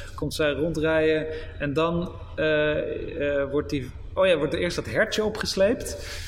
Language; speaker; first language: Dutch; native; Dutch